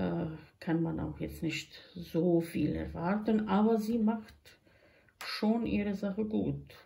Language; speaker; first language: German; non-native, fluent; Croatian